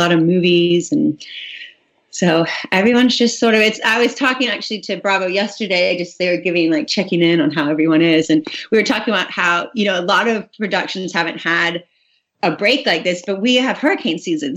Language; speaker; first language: English; native; English